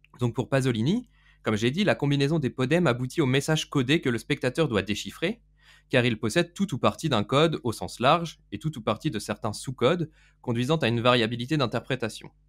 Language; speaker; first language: French; native; French